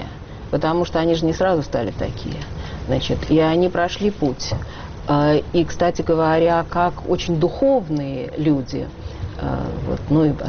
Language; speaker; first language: Russian; native; Russian